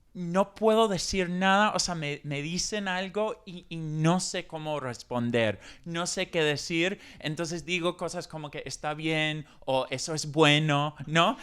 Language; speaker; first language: Spanish; non-native, fluent; English